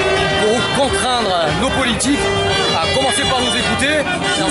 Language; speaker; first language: French; native; French